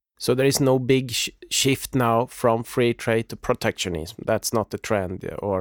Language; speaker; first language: English; non-native, fluent; Swedish